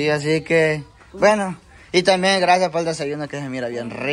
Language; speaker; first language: Spanish; native; Spanish